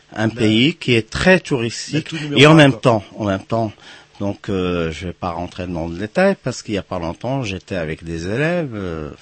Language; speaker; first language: French; non-native, local second language; Arabic